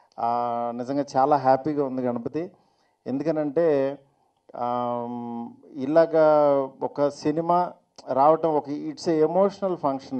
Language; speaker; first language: Telugu; native; Telugu